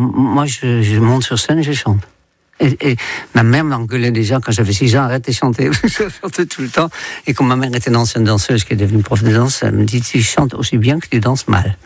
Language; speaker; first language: French; non-native, fluent; Dutch